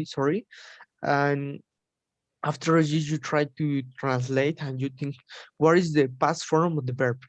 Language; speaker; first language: English; non-native, learner; Spanish